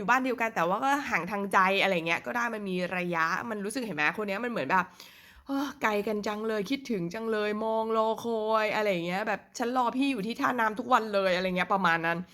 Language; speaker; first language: Thai; native; Thai